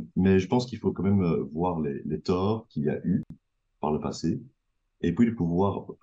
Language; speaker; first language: French; native; French